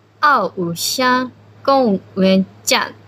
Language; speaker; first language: Japanese; non-native, fluent; Chinese